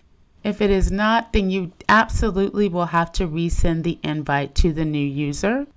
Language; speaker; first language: English; native; English